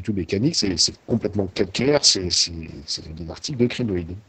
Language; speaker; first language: French; native; French